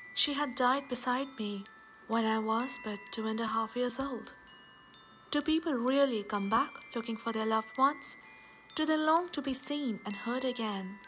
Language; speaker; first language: English; non-native, local second language; Hindi